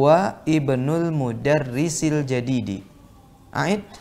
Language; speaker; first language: Arabic; non-native, fluent; Indonesian